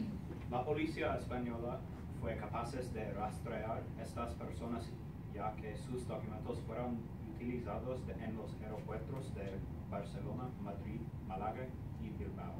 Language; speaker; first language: Spanish; non-native, learner; English